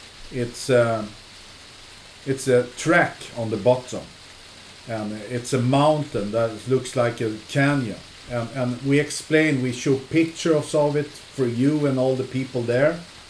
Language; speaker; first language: English; non-native, fluent; Swedish